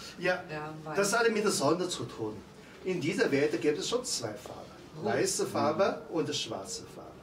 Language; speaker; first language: German; non-native, fluent; Chinese